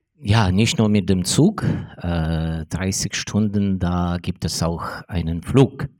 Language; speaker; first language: German; non-native, fluent; Ukrainian